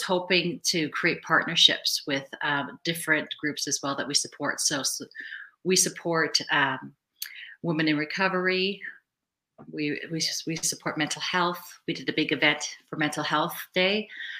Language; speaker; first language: English; native; English